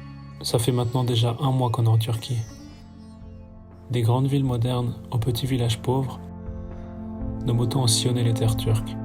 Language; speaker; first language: French; native; French